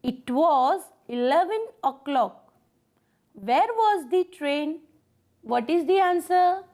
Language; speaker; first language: English; non-native, local second language; Gujarati